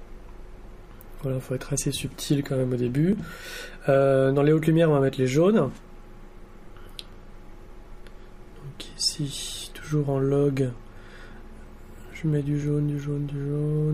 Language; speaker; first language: French; native; French